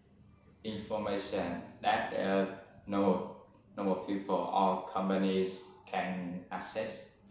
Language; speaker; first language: English; non-native, learner; Vietnamese